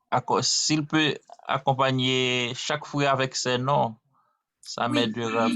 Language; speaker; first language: French; non-native, learner; Haitian Creole